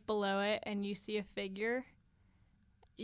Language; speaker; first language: English; native; English